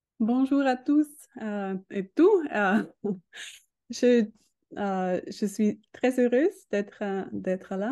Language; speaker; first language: French; non-native, learner; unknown